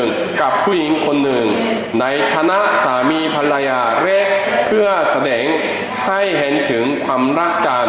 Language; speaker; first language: Thai; non-native, fluent; Korean